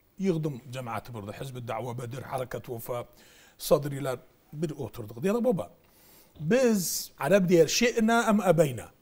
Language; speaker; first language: Turkish; native; Turkish